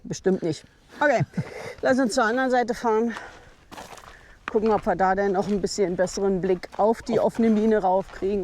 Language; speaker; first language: German; native; German